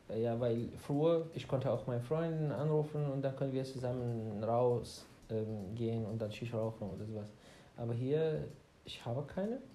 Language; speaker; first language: German; non-native, learner; Arabic